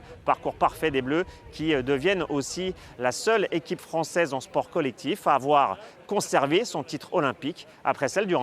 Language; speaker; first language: French; native; French